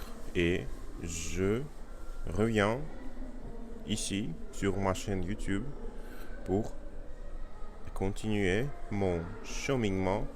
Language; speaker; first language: French; non-native, learner; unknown